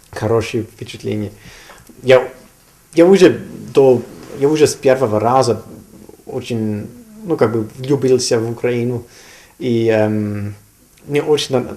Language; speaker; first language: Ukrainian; non-native, learner; German